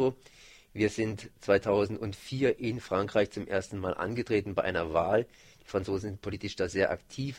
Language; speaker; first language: German; native; German